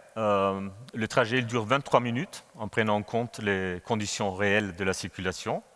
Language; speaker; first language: French; non-native, fluent; German